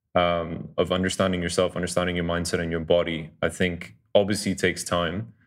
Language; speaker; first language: English; early bilingual, other home language; Dutch